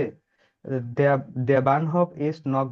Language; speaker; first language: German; non-native, learner; Bangla